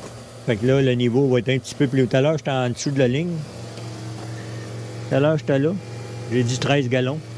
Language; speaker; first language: French; native; French